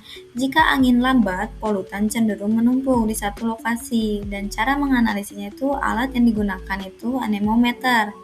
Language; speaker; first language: Indonesian; native; Indonesian